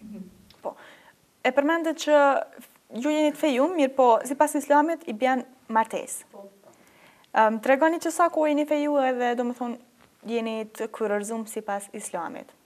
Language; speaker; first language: Albanian; native; Albanian